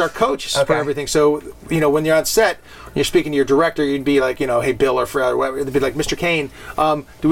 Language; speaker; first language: English; native; English